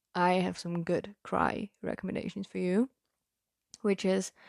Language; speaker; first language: English; non-native, fluent; Dutch